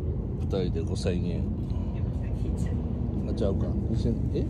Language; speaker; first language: Japanese; native; Japanese